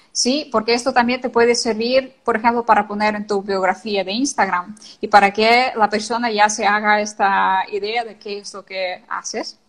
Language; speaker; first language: Spanish; non-native, fluent; Ukrainian